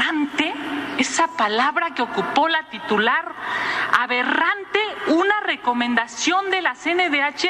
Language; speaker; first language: Spanish; native; Spanish